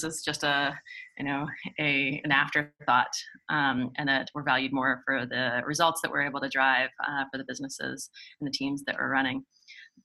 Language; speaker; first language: English; native; English